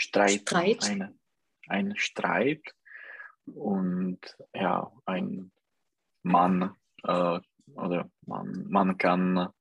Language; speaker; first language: German; non-native, learner; Czech